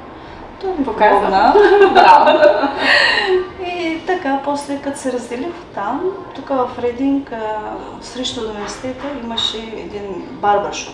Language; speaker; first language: Bulgarian; non-native, local second language; Turkish